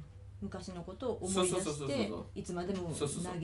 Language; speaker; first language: Japanese; native; Japanese